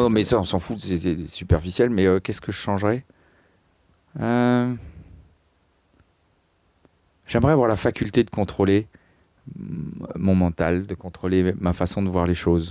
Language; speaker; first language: French; native; French